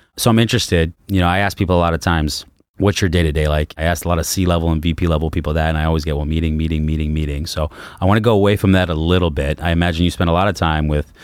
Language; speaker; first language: English; native; English